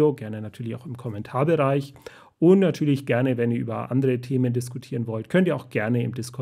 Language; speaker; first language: German; native; German